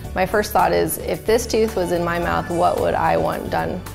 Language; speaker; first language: English; native; English